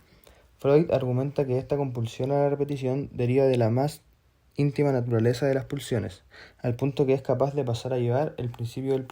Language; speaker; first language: Spanish; native; Spanish